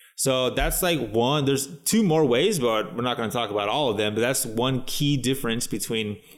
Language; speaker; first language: English; native; English